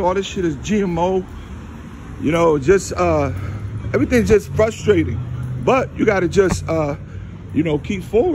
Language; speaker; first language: English; native; English